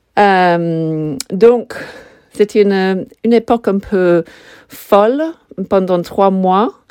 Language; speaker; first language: French; non-native, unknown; English